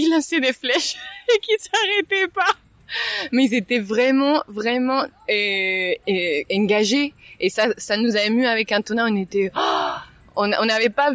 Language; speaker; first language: French; non-native, fluent; Spanish